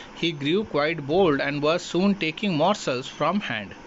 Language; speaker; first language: English; non-native, local second language; Hindi